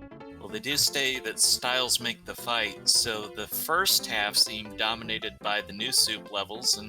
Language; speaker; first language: English; native; English